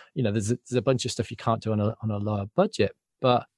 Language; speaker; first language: English; native; English